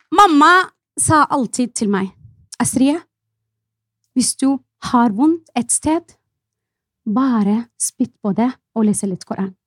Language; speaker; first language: Norwegian; non-native, fluent; Arabic